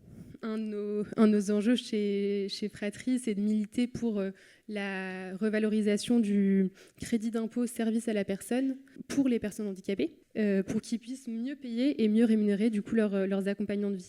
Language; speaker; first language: French; native; French